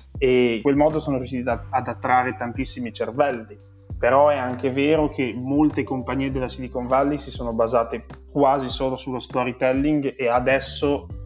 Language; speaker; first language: Italian; native; Italian